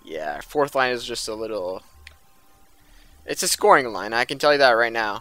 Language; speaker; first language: English; native; English